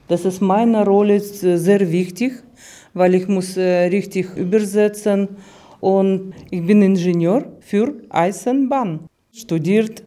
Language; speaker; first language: German; non-native, learner; Russian